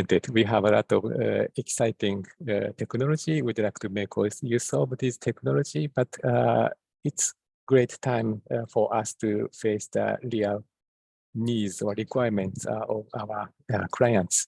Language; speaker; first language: English; non-native, fluent; Japanese